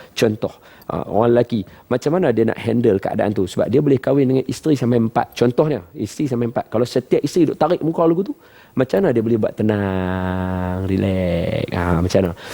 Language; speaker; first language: Malay; native; Malay